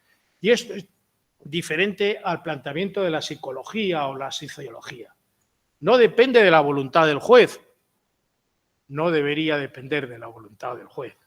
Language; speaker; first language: Spanish; native; Spanish